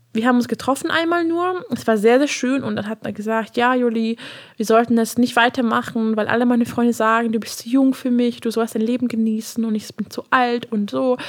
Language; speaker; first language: German; non-native, fluent; Hungarian